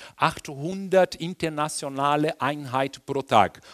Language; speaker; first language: German; non-native, fluent; Portuguese